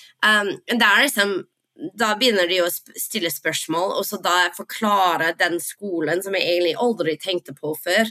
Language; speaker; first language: Norwegian; non-native, fluent; English